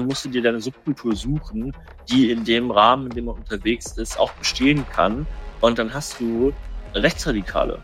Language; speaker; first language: German; native; German